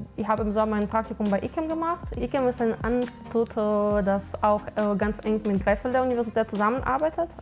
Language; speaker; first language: German; non-native, fluent; Ukrainian